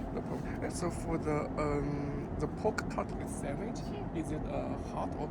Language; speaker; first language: English; non-native, learner; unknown